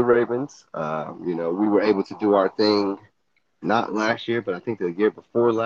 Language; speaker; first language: English; native; English